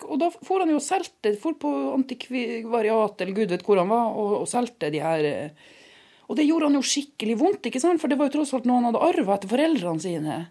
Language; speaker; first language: Norwegian; native; Norwegian